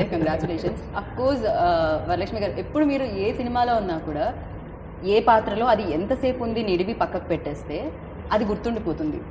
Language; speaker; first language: Telugu; native; Telugu